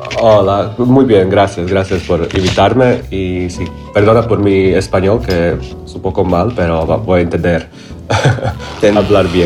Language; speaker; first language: Spanish; non-native, learner; Croatian